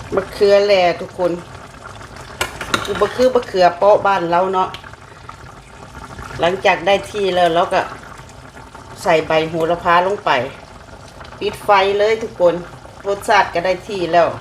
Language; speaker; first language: Thai; non-native, local second language; Lao